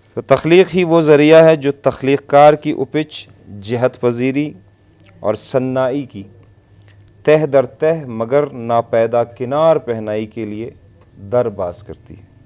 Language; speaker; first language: Urdu; non-native, local second language; Persian